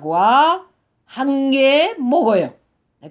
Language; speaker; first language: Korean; non-native, learner; French